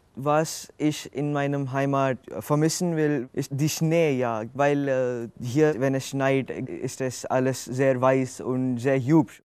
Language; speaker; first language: German; non-native, learner; Hindi